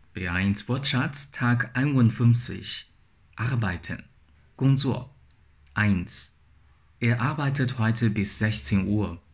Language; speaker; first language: German; non-native, fluent; Chinese